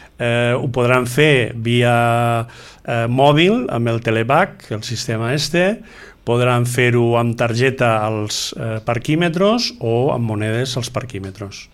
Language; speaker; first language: Catalan; native; Catalan